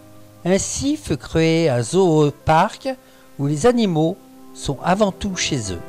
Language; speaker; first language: French; native; French